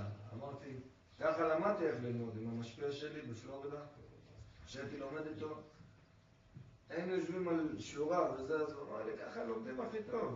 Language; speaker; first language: Hebrew; non-native, local second language; English